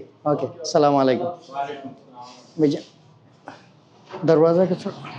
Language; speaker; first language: Hindi; non-native, learner; Bangla